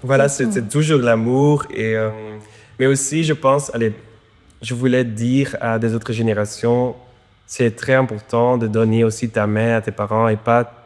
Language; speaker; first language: French; non-native, local second language; Dutch